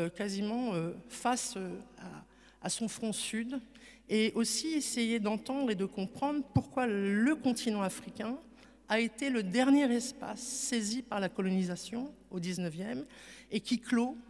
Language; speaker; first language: French; native; French